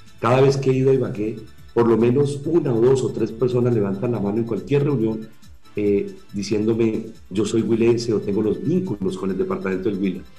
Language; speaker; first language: Spanish; native; Spanish